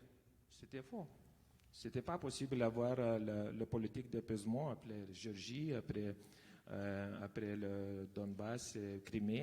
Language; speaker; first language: French; non-native, fluent; Lithuanian